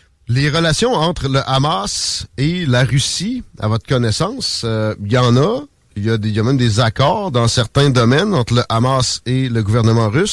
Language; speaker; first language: French; native; French